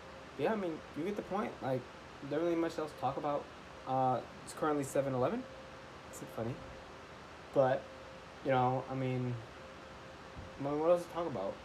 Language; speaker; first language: English; native; English